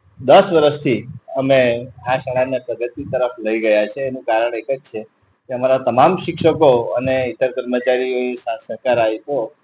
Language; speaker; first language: Gujarati; non-native, local second language; Gamit